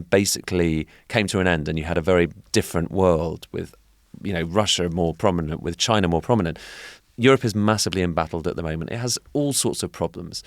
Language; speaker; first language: English; native; English